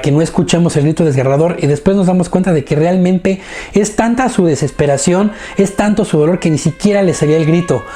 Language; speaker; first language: Spanish; native; Spanish